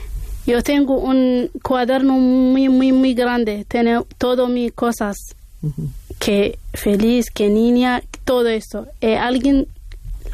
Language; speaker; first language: Spanish; non-native, learner; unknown